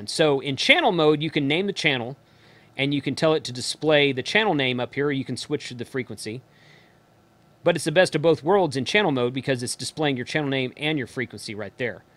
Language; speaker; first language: English; native; English